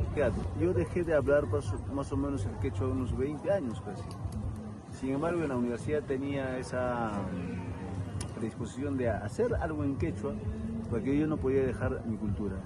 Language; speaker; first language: Spanish; non-native, local second language; Quechua